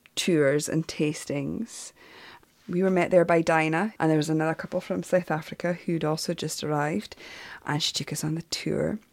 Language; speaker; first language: English; native; English